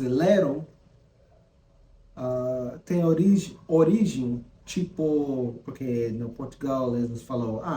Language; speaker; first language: Portuguese; non-native, learner; English